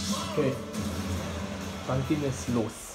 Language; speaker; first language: German; early bilingual, other home language; Vietnamese